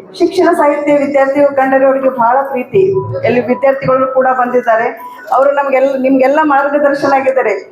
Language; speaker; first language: Kannada; native; Kannada